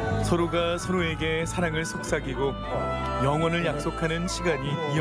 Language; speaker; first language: Korean; native; Korean